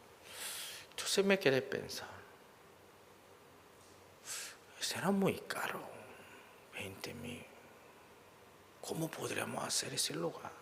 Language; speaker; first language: Spanish; non-native, learner; Korean